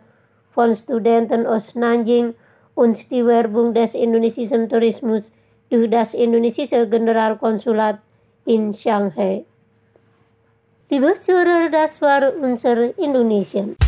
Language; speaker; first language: German; non-native, fluent; Indonesian